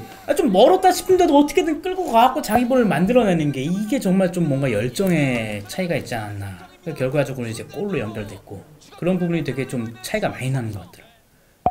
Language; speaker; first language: Korean; native; Korean